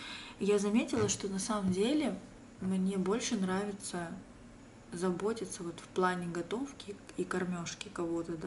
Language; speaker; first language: Russian; native; Russian